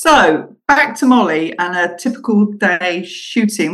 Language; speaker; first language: English; native; English